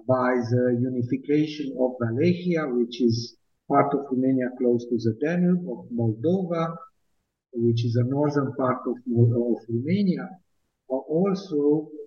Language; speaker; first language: English; non-native, fluent; Romanian